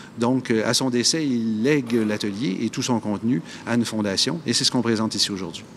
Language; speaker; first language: French; native; French